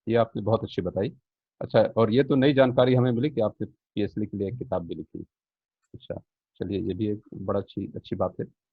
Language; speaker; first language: Hindi; native; Hindi